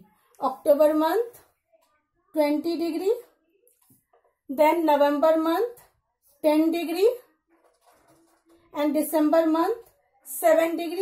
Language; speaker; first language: English; non-native, local second language; Hindi